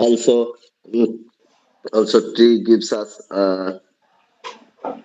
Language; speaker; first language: English; non-native, learner; Bangla